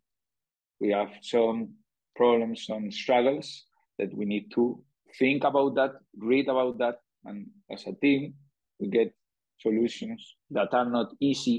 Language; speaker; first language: English; non-native, fluent; Spanish